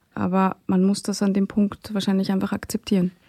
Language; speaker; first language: German; native; German